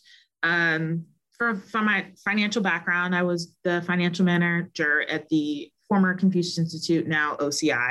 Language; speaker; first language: English; native; English